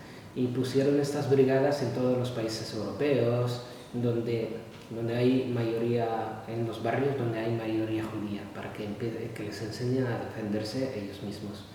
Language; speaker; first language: Spanish; non-native, fluent; Arabic